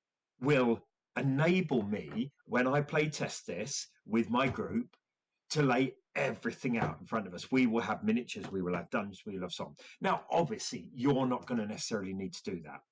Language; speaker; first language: English; native; English